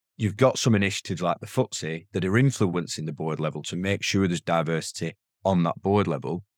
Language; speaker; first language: English; native; English